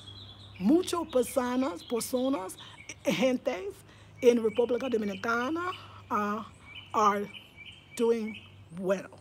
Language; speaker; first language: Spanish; non-native, learner; English